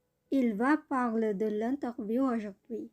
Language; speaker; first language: French; non-native, fluent; Bangla